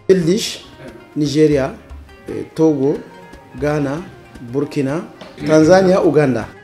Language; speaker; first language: Turkish; non-native, learner; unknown